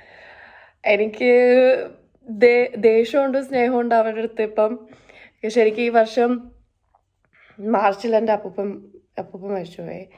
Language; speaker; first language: Malayalam; early bilingual, heritage; Malayalam